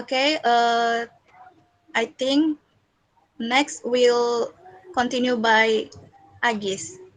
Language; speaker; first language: English; non-native, learner; Indonesian